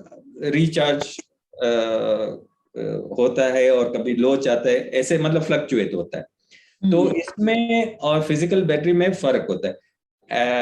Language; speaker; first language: Hindi; native; Hindi